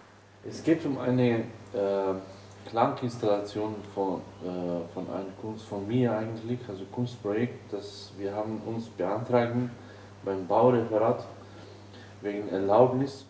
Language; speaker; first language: German; non-native, fluent; Macedonian